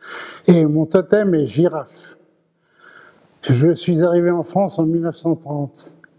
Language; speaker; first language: French; early bilingual, other home language; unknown